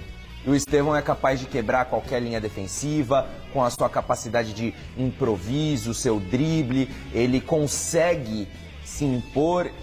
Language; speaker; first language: Portuguese; native; Portuguese